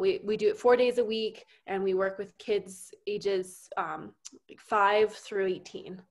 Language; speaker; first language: English; native; English